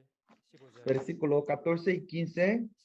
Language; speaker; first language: Spanish; non-native, fluent; Korean